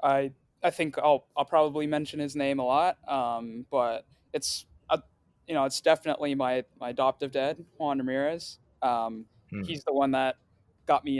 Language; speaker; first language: English; early bilingual, other home language; Swahili